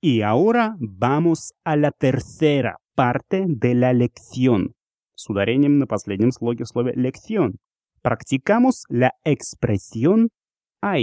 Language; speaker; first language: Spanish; non-native, fluent; Russian